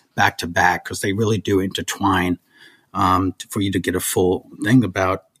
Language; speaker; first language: English; early bilingual, other home language; German